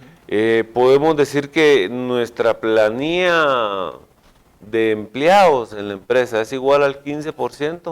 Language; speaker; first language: Spanish; native; Spanish